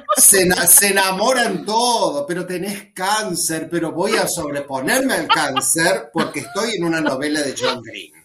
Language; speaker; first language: Spanish; native; Spanish